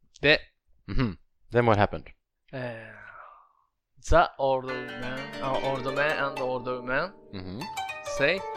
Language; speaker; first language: English; non-native, learner; Japanese